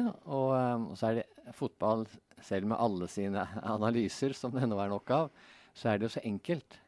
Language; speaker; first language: Norwegian; native; Norwegian